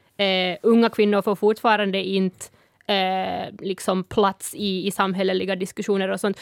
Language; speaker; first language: Swedish; non-native, local second language; Northern Sami